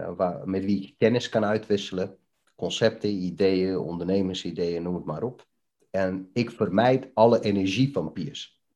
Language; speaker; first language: Dutch; early bilingual, other home language; Bosnian